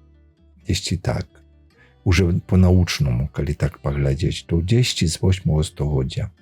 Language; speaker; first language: Polish; non-native, learner; Belarusian